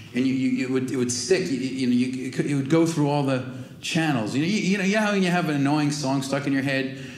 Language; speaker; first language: English; native; English